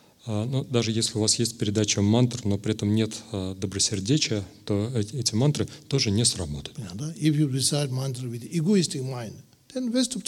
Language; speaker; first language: Russian; native; Russian